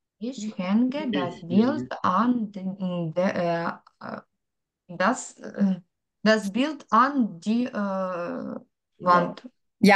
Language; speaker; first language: German; non-native, learner; Ukrainian